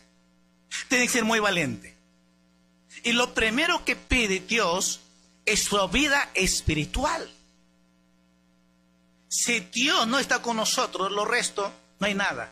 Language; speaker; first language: Spanish; native; Spanish